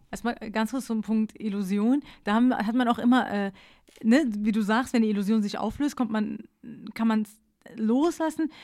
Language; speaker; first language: German; early bilingual, other home language; Persian